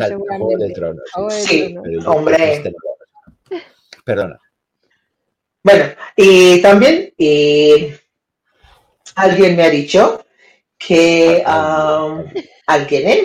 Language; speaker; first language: Spanish; non-native, learner; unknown